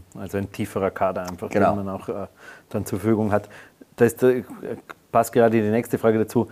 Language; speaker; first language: German; native; German